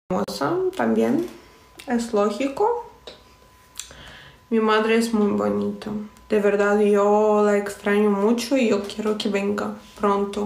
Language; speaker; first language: Spanish; non-native, fluent; Russian